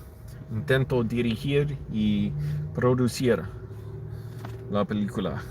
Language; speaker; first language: Spanish; non-native, learner; English